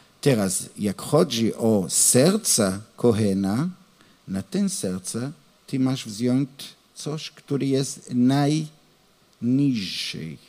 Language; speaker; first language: Polish; non-native, learner; Hebrew